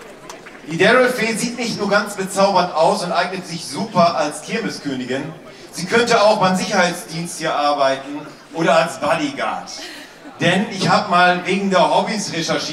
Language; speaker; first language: German; native; German